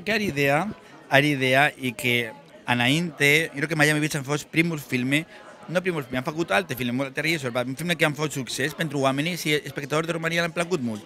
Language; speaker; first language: Romanian; non-native, learner; Spanish